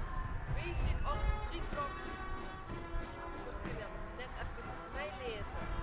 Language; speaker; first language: Dutch; native; Dutch